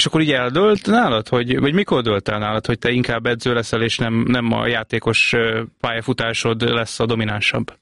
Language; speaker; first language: Hungarian; native; Hungarian